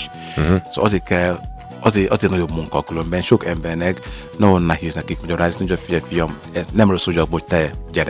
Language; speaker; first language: Hungarian; non-native, learner; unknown